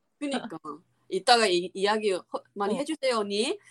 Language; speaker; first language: Korean; non-native, learner; Chinese